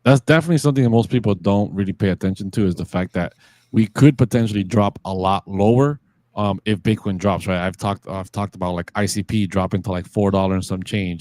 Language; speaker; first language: English; native; English